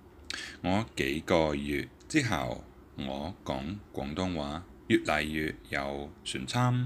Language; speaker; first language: Cantonese; non-native, learner; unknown